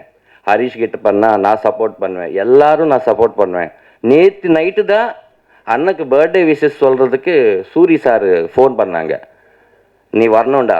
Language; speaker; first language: Tamil; non-native, learner; Telugu